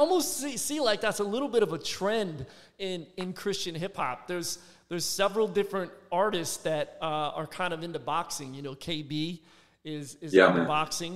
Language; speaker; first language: English; native; English